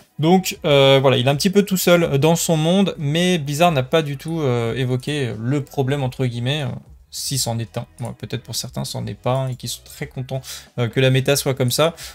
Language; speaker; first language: French; native; French